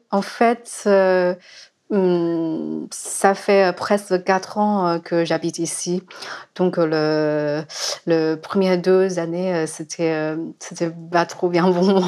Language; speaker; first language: French; non-native, learner; Chinese